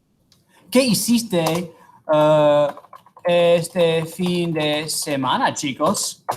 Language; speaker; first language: Spanish; non-native, fluent; English